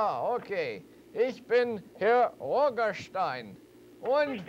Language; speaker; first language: German; non-native, learner; English